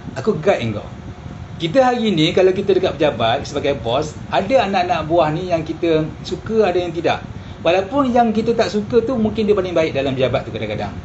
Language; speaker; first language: Malay; early bilingual, heritage; Malay